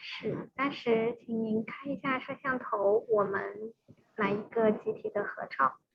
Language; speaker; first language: Chinese; native; Chinese